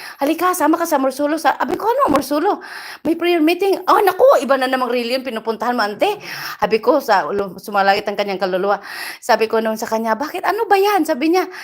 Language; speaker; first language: Filipino; native; Filipino